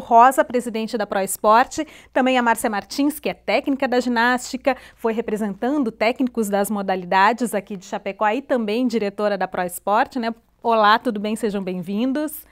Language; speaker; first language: Portuguese; native; Portuguese